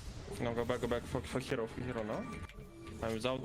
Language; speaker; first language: English; non-native, learner; Russian